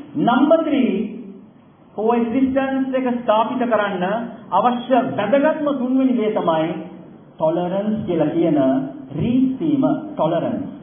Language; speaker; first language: Sinhala; non-native, local second language; Tamil